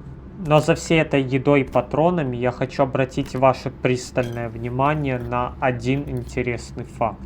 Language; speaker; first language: Russian; native; Russian